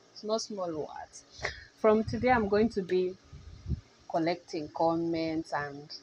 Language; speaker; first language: English; non-native, local second language; Nyankole